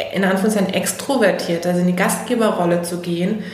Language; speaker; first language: German; native; German